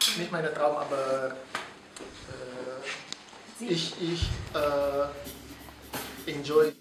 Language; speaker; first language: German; non-native, learner; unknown